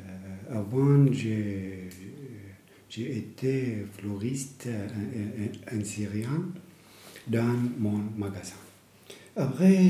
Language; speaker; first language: French; non-native, learner; Arabic